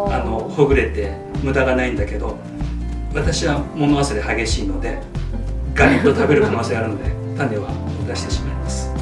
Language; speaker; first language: Japanese; native; Japanese